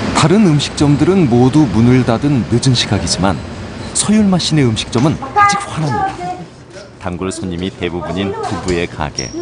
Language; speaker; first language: Korean; native; Korean